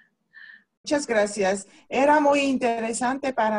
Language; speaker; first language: Spanish; non-native, fluent; Russian